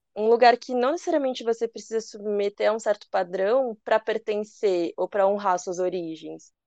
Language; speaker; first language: Portuguese; early bilingual, other home language; Korean